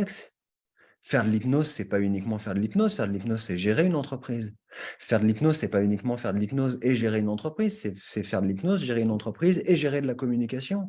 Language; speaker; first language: French; native; French